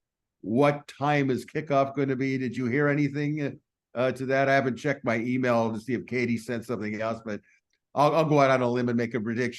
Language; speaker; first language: English; native; English